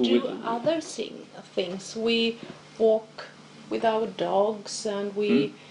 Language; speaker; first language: English; non-native, fluent; Swedish